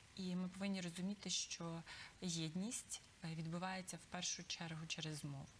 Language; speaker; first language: Ukrainian; native; Ukrainian